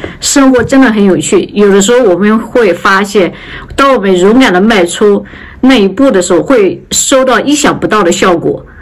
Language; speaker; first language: Chinese; native; Chinese